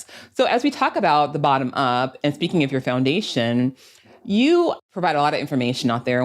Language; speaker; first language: English; native; English